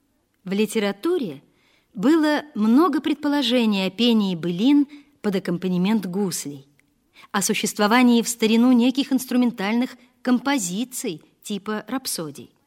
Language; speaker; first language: Russian; native; Russian